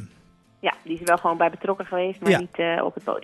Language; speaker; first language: Dutch; native; Dutch